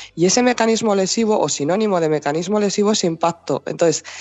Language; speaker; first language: Spanish; native; Spanish